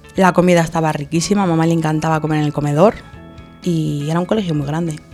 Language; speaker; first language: Spanish; early bilingual, other home language; Arabic